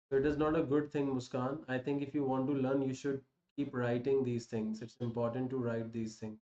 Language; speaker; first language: English; non-native, local second language; Hindi